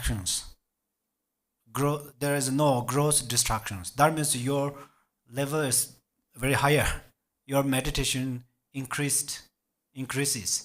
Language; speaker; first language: English; non-native, learner; Tibetan